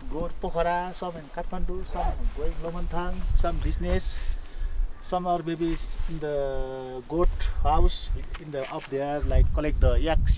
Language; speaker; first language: English; non-native, learner; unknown